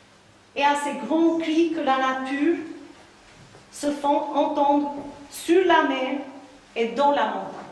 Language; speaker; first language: French; native; French